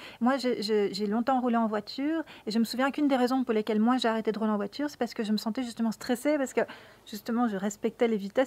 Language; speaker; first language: French; native; French